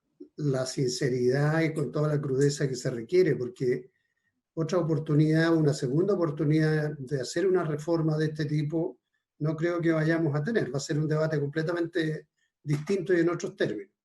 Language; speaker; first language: Spanish; native; Spanish